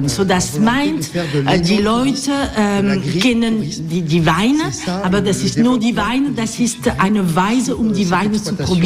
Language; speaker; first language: German; non-native, learner; French